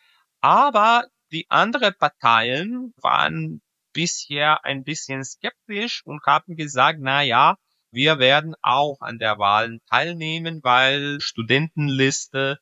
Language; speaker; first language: German; non-native, fluent; Serbian